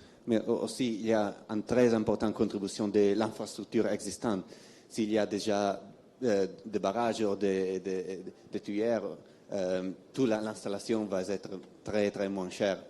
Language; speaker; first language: French; non-native, fluent; Italian